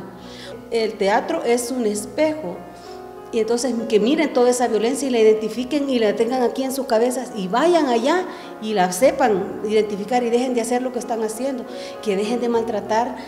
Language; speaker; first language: Spanish; native; Spanish